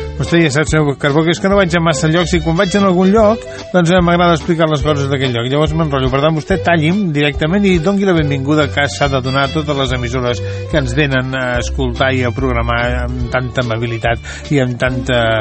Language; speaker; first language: Catalan; native; Catalan